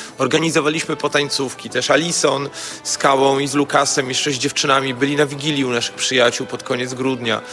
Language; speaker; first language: Polish; native; Polish